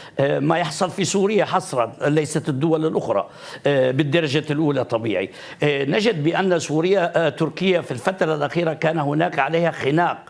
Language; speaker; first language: Arabic; non-native, fluent; Turkish